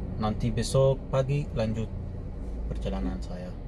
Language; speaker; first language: Indonesian; non-native, learner; Arabic